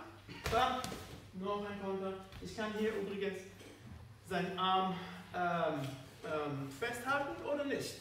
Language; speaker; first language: German; non-native, fluent; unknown